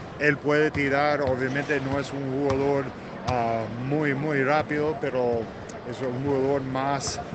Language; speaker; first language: Spanish; early bilingual, heritage; English